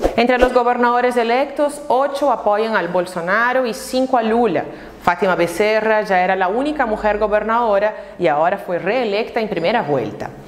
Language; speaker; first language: Spanish; non-native, fluent; Portuguese